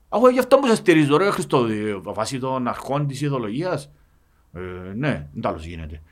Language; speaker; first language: Greek; native; Greek